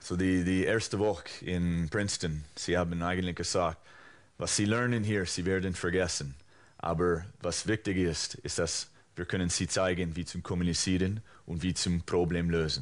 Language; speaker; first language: German; non-native, fluent; English